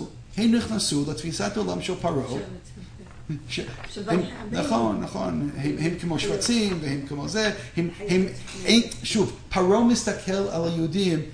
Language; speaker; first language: Hebrew; non-native, fluent; English